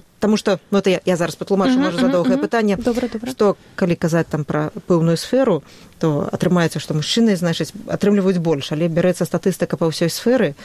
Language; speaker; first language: Belarusian; native; Belarusian